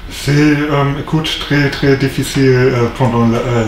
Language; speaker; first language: French; non-native, learner; German